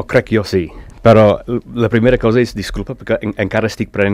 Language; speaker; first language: Catalan; non-native, learner; English